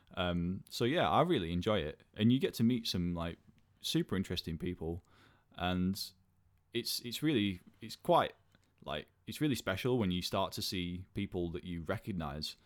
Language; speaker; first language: English; native; English